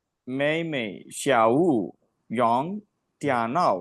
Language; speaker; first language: Chinese; non-native, learner; Tamil